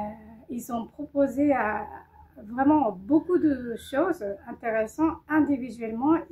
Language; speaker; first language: French; non-native, fluent; Japanese